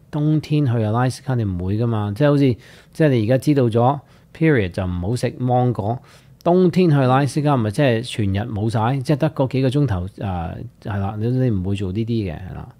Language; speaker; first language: Cantonese; native; Cantonese